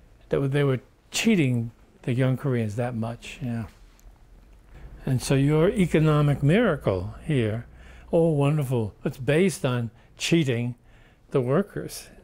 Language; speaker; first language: English; native; English